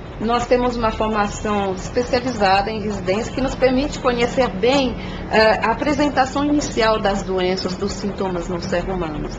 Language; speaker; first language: Portuguese; non-native, fluent; French